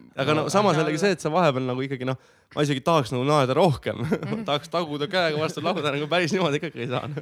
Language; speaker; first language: Estonian; native; Estonian